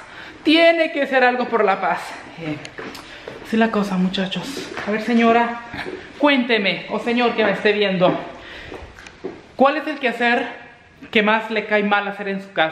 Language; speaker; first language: Spanish; native; Spanish